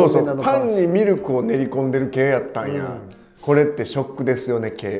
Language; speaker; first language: Japanese; native; Japanese